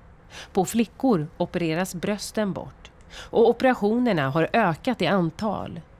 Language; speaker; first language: Swedish; native; Swedish